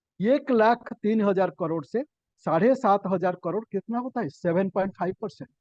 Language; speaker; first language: Hindi; non-native, local second language; Odia